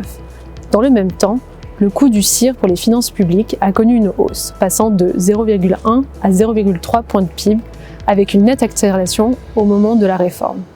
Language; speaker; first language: French; native; French